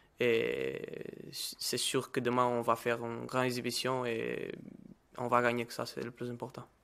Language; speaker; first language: French; non-native, learner; Portuguese